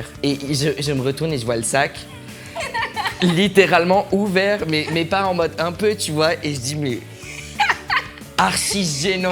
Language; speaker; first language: French; early bilingual, heritage; French